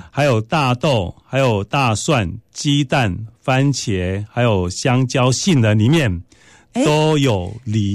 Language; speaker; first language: Chinese; native; Chinese